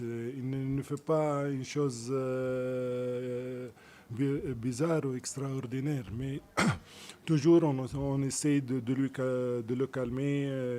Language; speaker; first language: French; non-native, local second language; Arabic